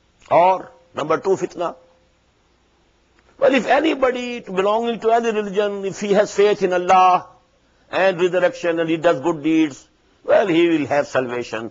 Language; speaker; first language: English; non-native, local second language; Urdu